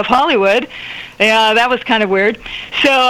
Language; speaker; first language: English; native; English